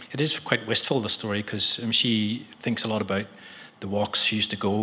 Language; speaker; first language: English; native; English